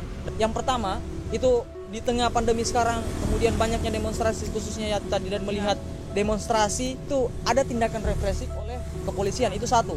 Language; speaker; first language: Indonesian; native; Indonesian